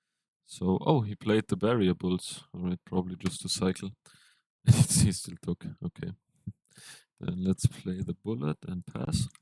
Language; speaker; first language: English; non-native, fluent; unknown